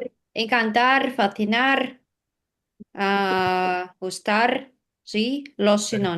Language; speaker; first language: Spanish; non-native, learner; Russian